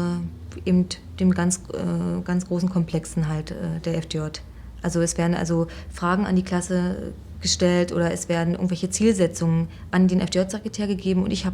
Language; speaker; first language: German; native; German